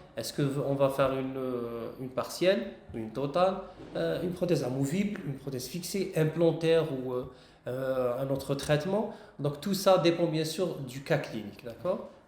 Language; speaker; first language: French; non-native, local second language; Arabic